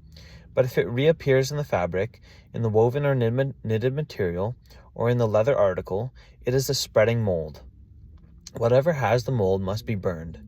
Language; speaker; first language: English; native; English